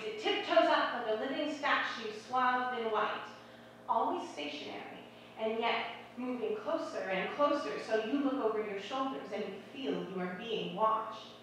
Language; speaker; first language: English; native; English